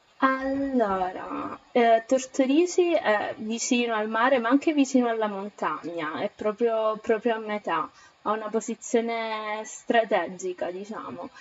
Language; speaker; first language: Italian; native; Italian